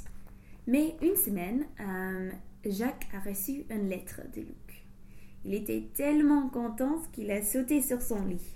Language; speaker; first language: French; non-native, fluent; English